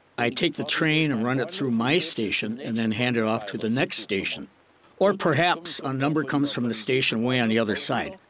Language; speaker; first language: English; non-native, fluent; German